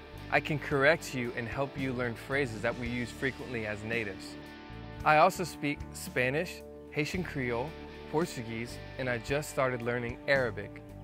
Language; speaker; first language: English; native; English